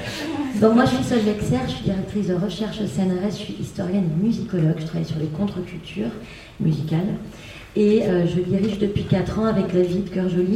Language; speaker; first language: French; native; French